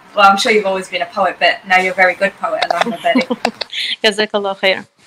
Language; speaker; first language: English; native; English